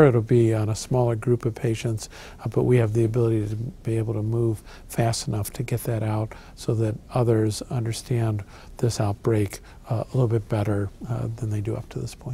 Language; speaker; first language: English; native; English